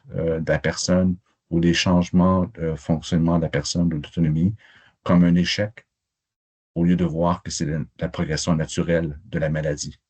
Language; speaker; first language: French; native; French